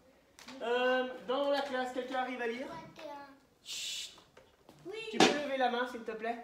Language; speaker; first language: French; native; French